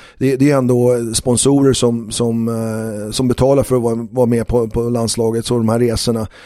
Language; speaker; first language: Swedish; native; Swedish